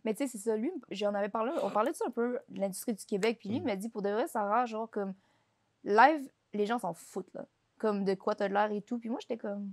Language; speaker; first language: French; native; French